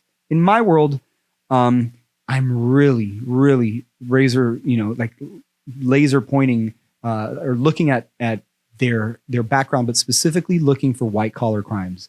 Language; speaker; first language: English; native; English